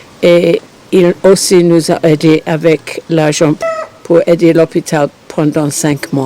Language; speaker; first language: French; non-native, fluent; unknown